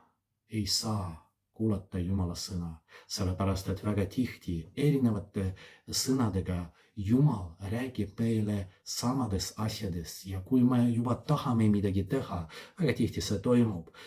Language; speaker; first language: Estonian; non-native, fluent; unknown